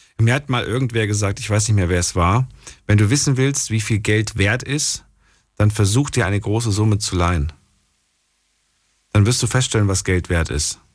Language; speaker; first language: German; native; German